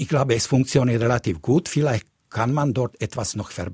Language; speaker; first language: German; non-native, fluent; Slovak